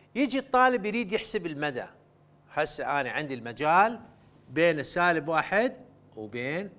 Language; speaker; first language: Arabic; non-native, local second language; Central Kurdish